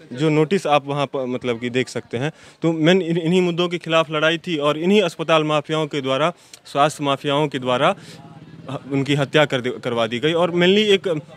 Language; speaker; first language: Hindi; native; Hindi